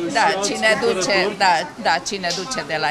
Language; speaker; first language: Romanian; non-native, local second language; Hungarian